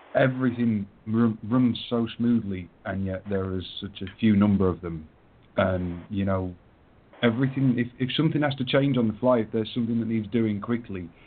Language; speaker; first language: English; native; English